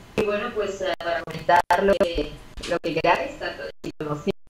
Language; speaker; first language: Spanish; native; Spanish